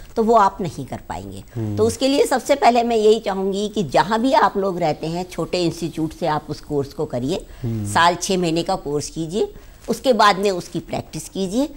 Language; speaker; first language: Hindi; native; Hindi